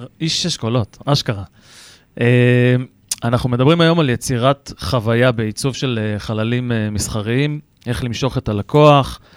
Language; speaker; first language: Hebrew; native; Hebrew